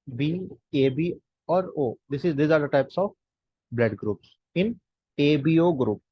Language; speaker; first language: English; non-native, local second language; Hindi